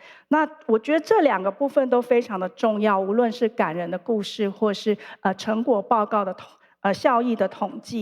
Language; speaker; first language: Chinese; native; Chinese